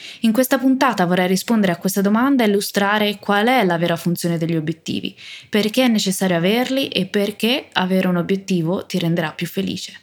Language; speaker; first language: Italian; native; Italian